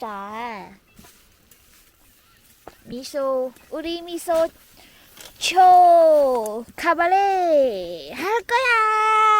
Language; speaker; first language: Korean; non-native, learner; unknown